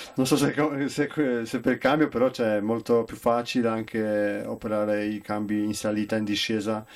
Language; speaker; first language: Italian; non-native, fluent; Polish